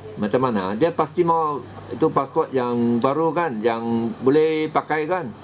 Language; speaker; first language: Malay; non-native, local second language; Chinese